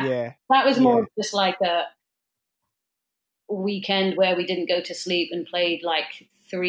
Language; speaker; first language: English; native; English